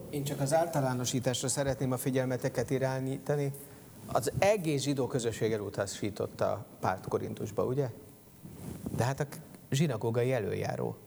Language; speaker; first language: Hungarian; native; Hungarian